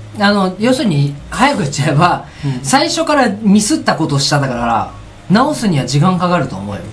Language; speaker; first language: Japanese; native; Japanese